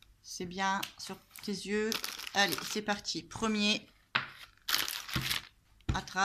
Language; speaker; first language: French; native; French